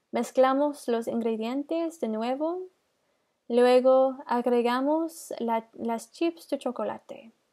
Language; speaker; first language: Spanish; non-native, learner; English